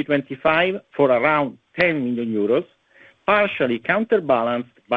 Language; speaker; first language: English; non-native, fluent; Italian